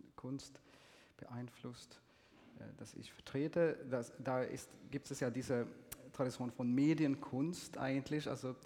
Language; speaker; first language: German; non-native, fluent; Swedish